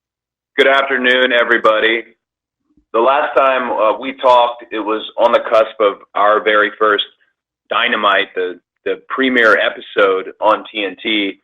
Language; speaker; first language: English; native; English